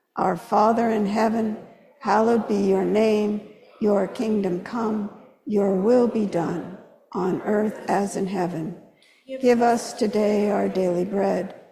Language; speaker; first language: English; native; English